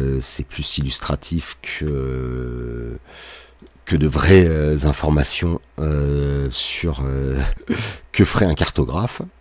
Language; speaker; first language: French; native; French